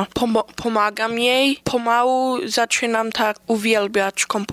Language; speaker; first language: Polish; early bilingual, heritage; Polish